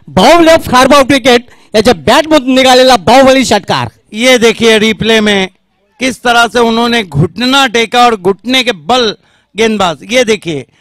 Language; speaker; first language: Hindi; non-native, local second language; Marathi